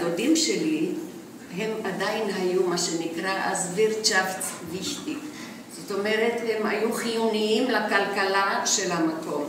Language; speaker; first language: Hebrew; non-native, fluent; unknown